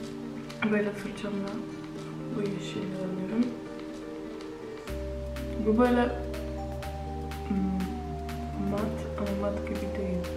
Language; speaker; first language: Turkish; non-native, fluent; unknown